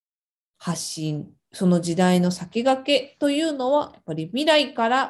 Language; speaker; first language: Japanese; native; Japanese